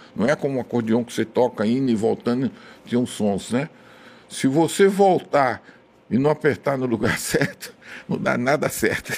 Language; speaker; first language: Portuguese; native; Portuguese